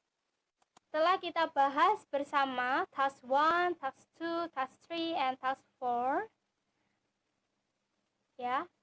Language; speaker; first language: Indonesian; native; Indonesian